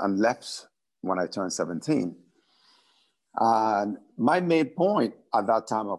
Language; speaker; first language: English; non-native, local second language; Igbo